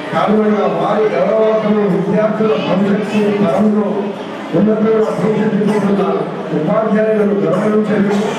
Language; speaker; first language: Telugu; native; Telugu